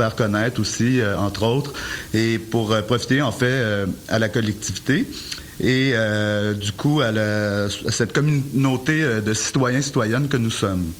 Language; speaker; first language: French; native; French